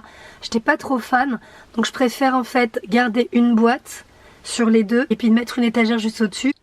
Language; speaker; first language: French; native; French